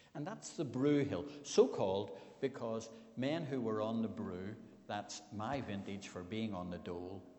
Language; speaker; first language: English; native; English